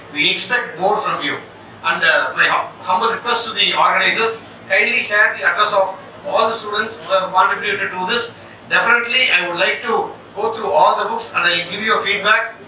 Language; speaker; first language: English; non-native, local second language; Tamil